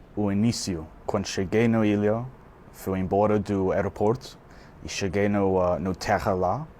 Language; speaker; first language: Portuguese; early bilingual, heritage; Portuguese